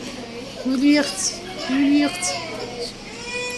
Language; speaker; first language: Arabic; native; Arabic